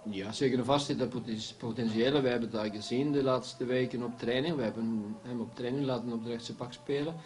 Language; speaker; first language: Dutch; non-native, fluent; Icelandic